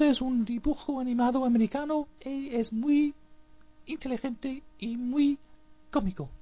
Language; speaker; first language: Spanish; non-native, learner; English